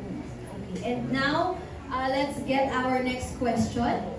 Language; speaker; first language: English; non-native, local second language; Filipino